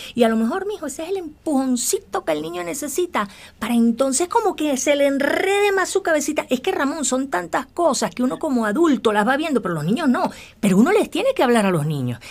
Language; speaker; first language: Spanish; native; Spanish